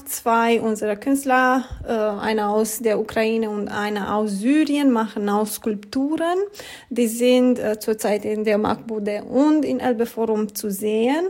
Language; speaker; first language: German; non-native, fluent; Romanian